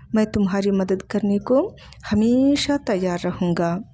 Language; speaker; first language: Hindi; non-native, local second language; Telugu